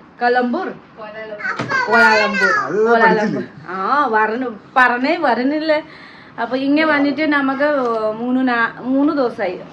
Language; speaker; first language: Malayalam; non-native, learner; Nepali